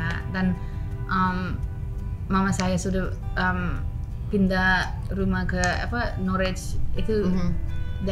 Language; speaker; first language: Indonesian; non-native, learner; English